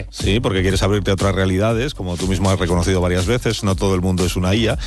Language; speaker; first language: Spanish; native; Spanish